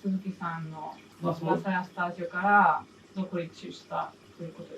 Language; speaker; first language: Japanese; non-native, learner; English